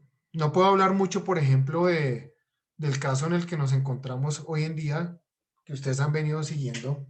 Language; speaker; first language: Spanish; native; Spanish